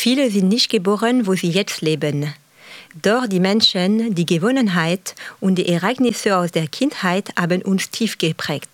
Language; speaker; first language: German; non-native, fluent; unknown